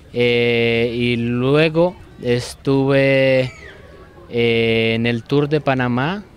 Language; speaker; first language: Spanish; native; Spanish